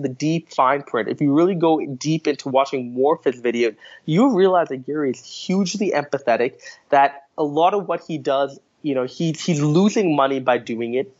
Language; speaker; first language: English; native; English